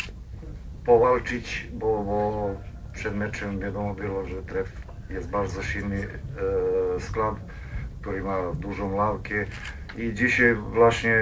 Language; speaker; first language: Polish; non-native, learner; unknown